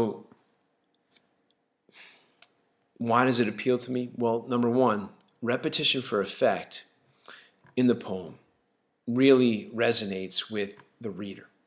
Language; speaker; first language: English; native; English